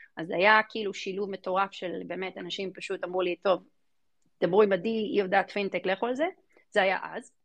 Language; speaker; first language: Hebrew; early bilingual, other home language; English